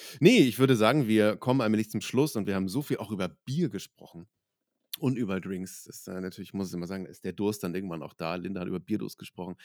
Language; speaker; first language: German; native; German